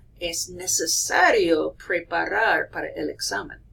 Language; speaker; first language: Spanish; non-native, fluent; English